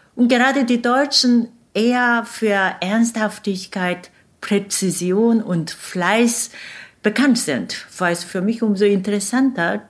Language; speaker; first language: German; non-native, fluent; Korean